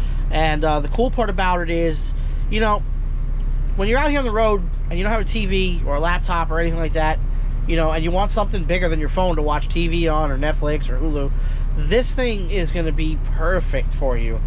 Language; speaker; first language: English; native; English